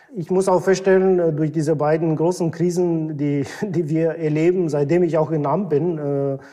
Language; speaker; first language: German; non-native, fluent; Romanian